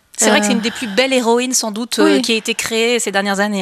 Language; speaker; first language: French; native; French